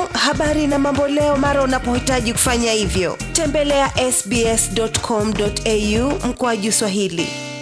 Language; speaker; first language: Swahili; non-native, local second language; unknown